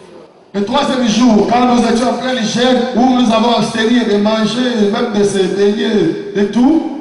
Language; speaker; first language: French; non-native, local second language; Lingala